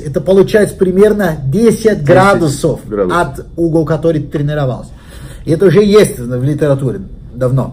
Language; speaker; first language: Russian; non-native, learner; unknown